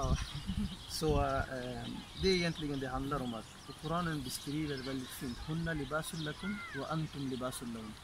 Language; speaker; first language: Swedish; non-native, fluent; Arabic